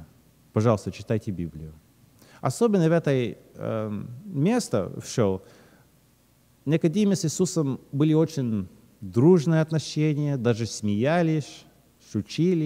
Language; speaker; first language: Russian; early bilingual, heritage; Russian